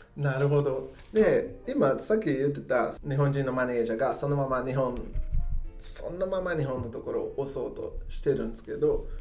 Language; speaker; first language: Japanese; non-native, fluent; Portuguese